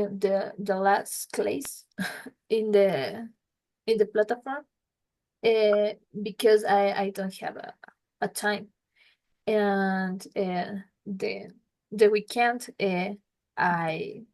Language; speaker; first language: English; non-native, learner; Spanish